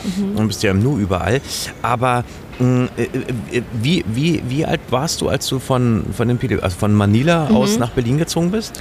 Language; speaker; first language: German; native; German